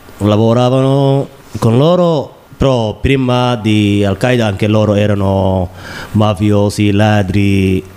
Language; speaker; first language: Italian; non-native, learner; Somali